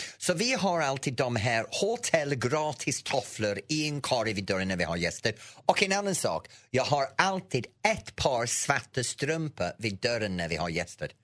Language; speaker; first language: Swedish; non-native, fluent; English